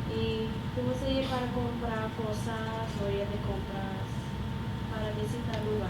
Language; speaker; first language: Spanish; non-native, learner; English